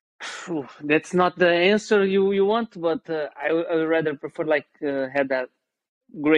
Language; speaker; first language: English; non-native, learner; Portuguese